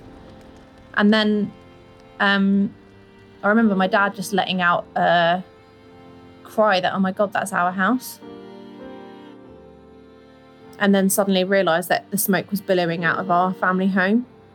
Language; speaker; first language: English; native; English